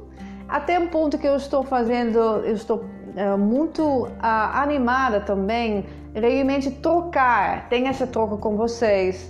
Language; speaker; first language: Portuguese; non-native, fluent; Dutch